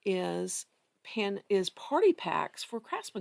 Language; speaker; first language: English; native; English